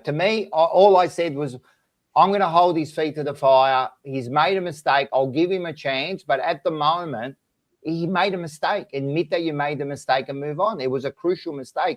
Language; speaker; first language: English; native; English